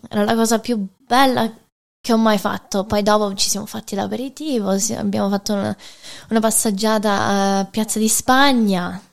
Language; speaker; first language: Italian; early bilingual, heritage; English